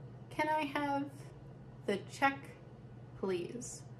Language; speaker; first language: English; native; English